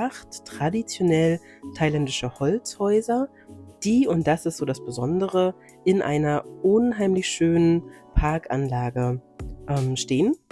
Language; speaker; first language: German; native; German